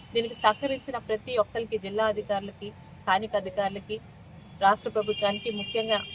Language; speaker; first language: Telugu; native; Telugu